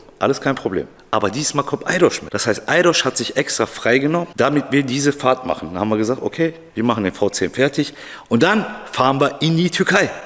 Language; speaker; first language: German; early bilingual, other home language; Turkish